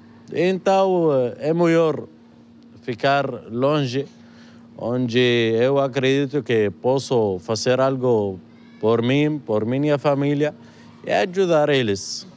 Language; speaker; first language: Portuguese; non-native, fluent; Arabic